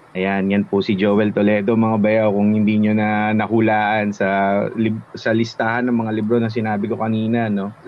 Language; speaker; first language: Filipino; native; Filipino